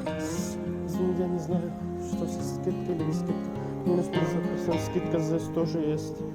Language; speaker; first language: Russian; non-native, learner; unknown